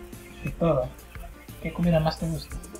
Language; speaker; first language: Spanish; non-native, fluent; Haitian Creole